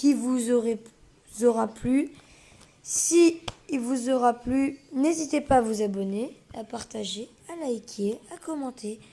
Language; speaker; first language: French; early bilingual, other home language; Portuguese